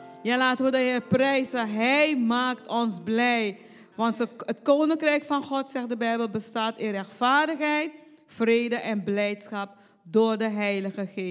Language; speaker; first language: Dutch; native; Dutch